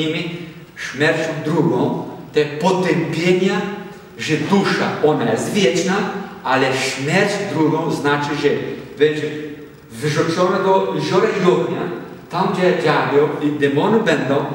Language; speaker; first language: Polish; non-native, learner; Portuguese